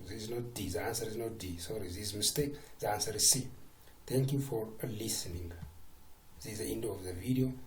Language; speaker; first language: English; non-native, local second language; Amharic